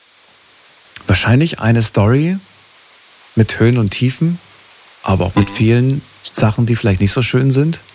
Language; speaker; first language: German; native; German